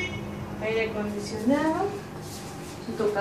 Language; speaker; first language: Spanish; native; Spanish